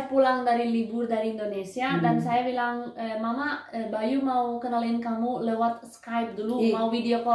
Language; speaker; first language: Indonesian; non-native, fluent; Spanish